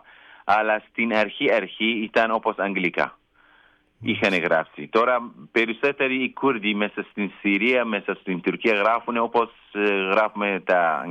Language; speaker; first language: Greek; non-native, learner; Kurdish